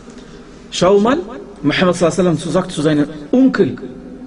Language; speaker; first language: German; non-native, fluent; Arabic